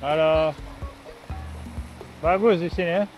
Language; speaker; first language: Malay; non-native, learner; French